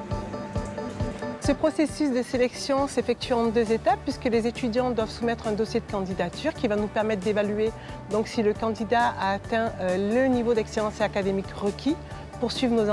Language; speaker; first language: French; native; French